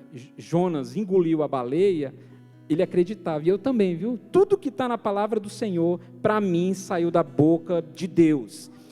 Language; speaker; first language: Portuguese; native; Portuguese